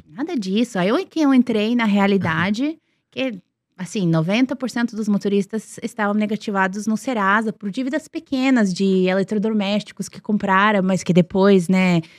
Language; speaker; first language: Portuguese; non-native, fluent; Serbian